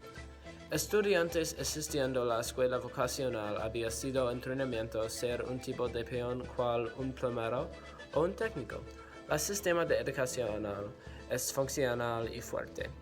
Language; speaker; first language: Spanish; non-native, learner; English